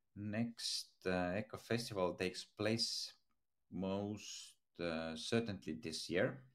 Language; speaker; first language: English; non-native, fluent; Estonian